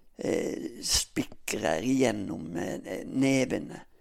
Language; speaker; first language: Norwegian; native; Norwegian